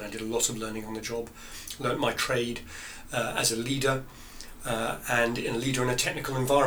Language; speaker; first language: English; native; English